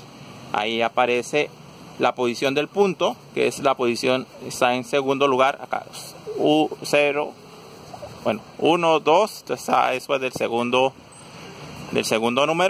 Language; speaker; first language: Spanish; native; Spanish